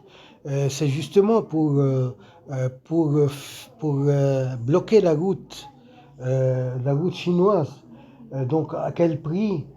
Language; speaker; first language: French; non-native, local second language; Arabic